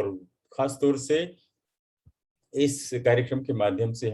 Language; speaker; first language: Hindi; native; Hindi